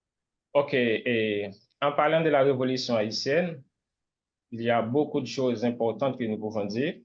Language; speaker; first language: French; non-native, local second language; Haitian Creole